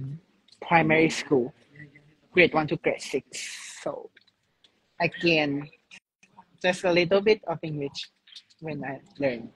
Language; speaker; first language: English; non-native, learner; Thai